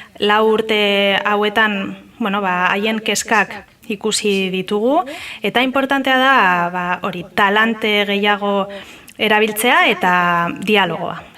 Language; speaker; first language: Basque; non-native, local second language; Spanish